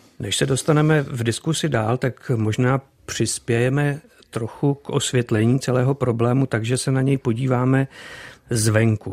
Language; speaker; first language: Czech; native; Czech